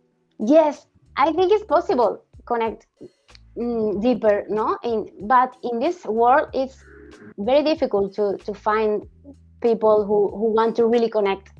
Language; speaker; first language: English; non-native, learner; Spanish